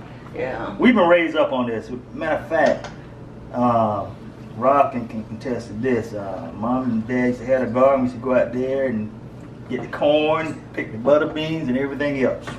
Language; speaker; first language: English; native; English